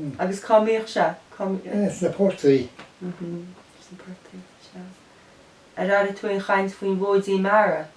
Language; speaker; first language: Irish; native; Irish